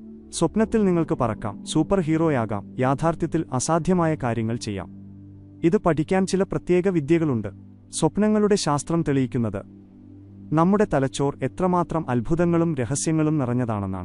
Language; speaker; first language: Malayalam; native; Malayalam